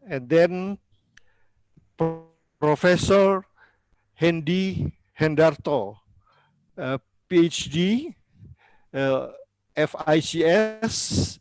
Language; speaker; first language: English; non-native, learner; Indonesian